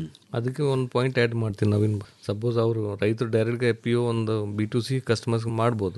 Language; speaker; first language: Kannada; non-native, learner; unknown